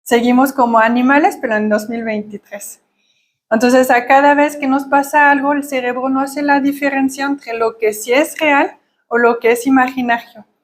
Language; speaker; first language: Spanish; non-native, fluent; French